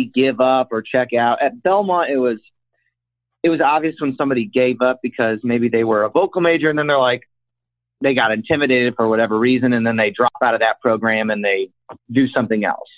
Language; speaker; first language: English; native; English